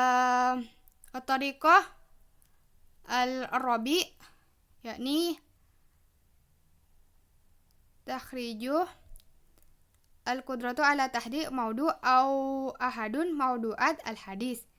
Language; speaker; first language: Arabic; non-native, learner; Indonesian